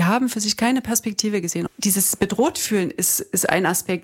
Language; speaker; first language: German; native; German